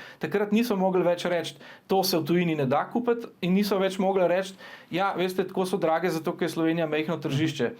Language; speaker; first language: Slovenian; native; Slovenian